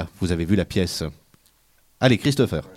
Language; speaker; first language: French; native; French